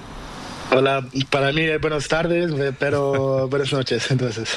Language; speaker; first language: Spanish; non-native, learner; Portuguese